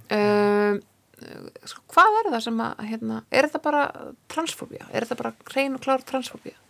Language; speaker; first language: Icelandic; native; Icelandic